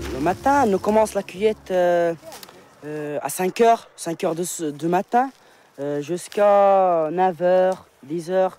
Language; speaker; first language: French; non-native, learner; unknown